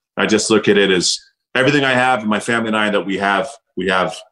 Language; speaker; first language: English; native; English